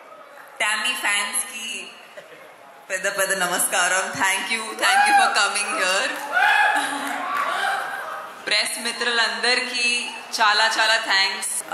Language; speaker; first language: Telugu; non-native, fluent; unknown